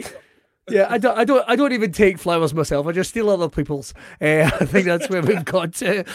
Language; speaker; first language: English; native; English